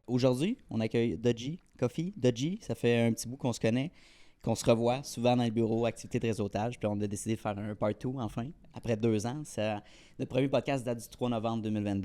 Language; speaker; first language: French; native; French